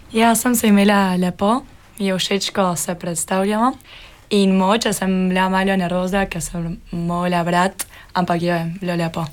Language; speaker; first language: Slovenian; early bilingual, heritage; Spanish